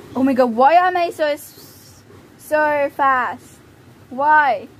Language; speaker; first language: English; native; English